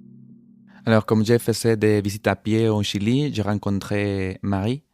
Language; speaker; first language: French; non-native, fluent; Spanish